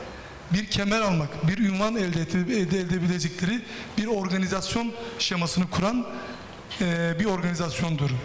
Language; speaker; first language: Turkish; native; Turkish